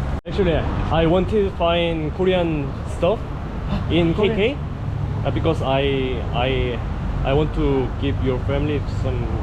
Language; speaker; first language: English; non-native, learner; Korean